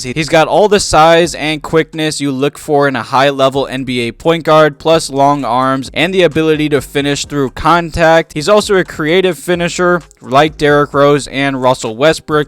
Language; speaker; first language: English; native; English